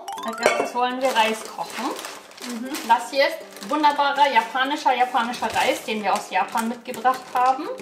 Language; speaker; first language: German; native; German